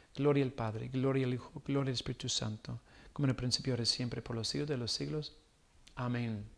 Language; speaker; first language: Spanish; non-native, fluent; English